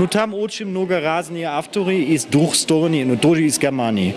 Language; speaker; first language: Russian; non-native, fluent; German